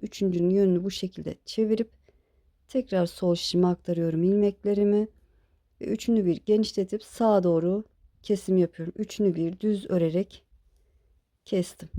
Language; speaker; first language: Turkish; native; Turkish